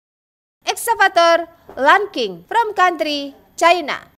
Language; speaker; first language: English; non-native, learner; Indonesian